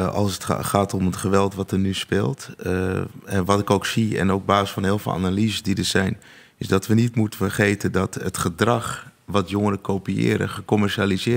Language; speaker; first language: Dutch; native; Dutch